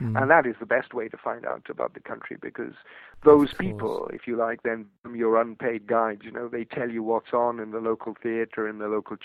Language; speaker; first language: English; non-native, local second language; Welsh